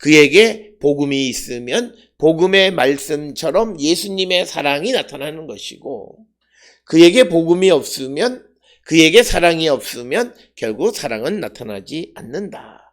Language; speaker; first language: Korean; native; Korean